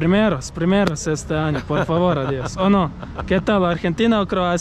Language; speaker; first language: Spanish; non-native, learner; Croatian